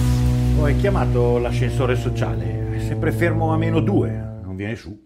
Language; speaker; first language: Italian; native; Italian